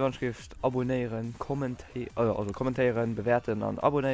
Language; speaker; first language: German; non-native, local second language; Luxembourgish